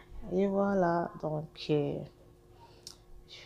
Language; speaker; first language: French; non-native, local second language; Lingala